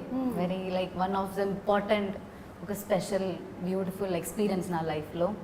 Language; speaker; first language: Telugu; non-native, learner; Malayalam